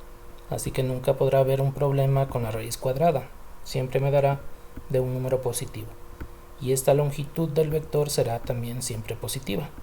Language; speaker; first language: Spanish; native; Spanish